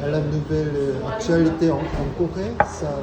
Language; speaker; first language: French; non-native, fluent; Korean